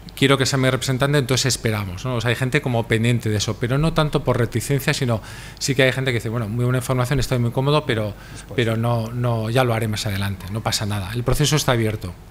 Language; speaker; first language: Spanish; native; Spanish